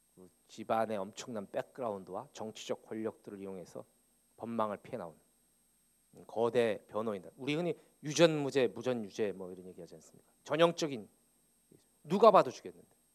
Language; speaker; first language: Korean; native; Korean